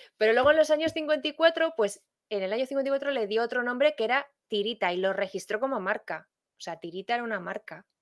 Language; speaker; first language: Spanish; native; Spanish